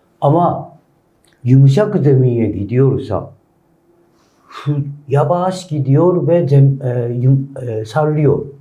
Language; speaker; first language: Turkish; non-native, learner; Japanese